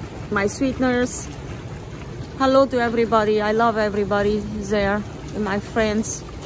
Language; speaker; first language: English; non-native, fluent; Romanian